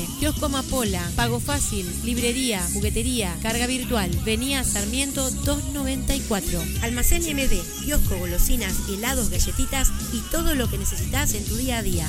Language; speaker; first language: Spanish; native; Spanish